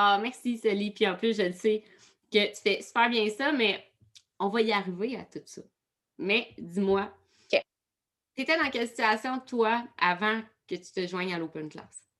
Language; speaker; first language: French; native; French